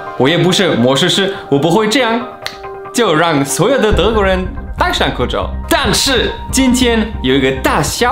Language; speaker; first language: Chinese; non-native, fluent; German